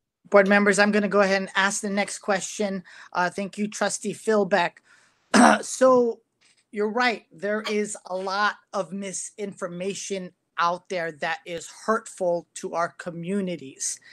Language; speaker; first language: English; native; English